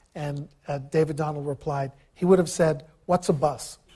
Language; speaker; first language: English; early bilingual, other home language; Ukrainian